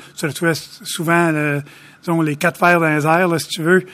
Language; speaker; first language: French; native; French